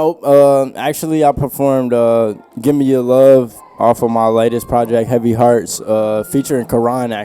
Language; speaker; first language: English; native; English